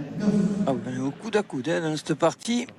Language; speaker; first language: French; native; French